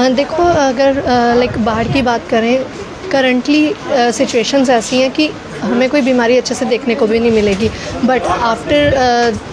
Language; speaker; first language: Hindi; non-native, local second language; Punjabi